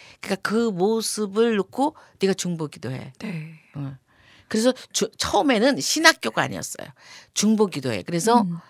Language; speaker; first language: Korean; native; Korean